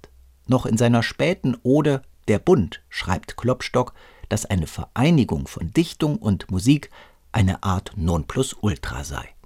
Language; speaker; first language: German; native; German